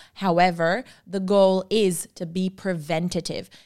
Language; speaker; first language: English; non-native, local second language; Urdu